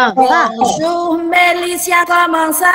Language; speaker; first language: French; non-native, fluent; Indonesian